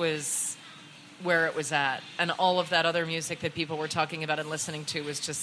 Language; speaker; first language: English; native; English